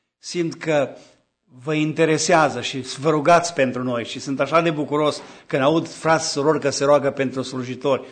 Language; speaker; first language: Romanian; native; Romanian